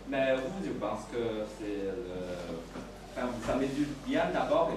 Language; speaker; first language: French; non-native, fluent; Chinese